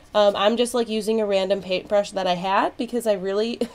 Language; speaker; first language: English; native; English